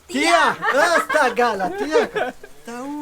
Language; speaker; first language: Indonesian; non-native, fluent; French